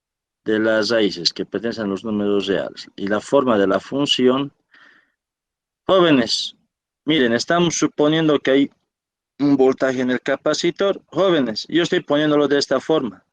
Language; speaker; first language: Spanish; native; Spanish